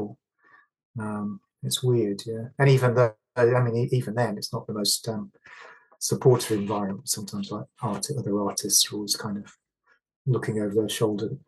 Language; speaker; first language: English; native; English